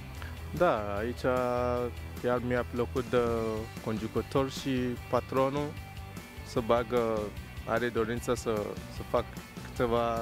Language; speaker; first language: Romanian; non-native, learner; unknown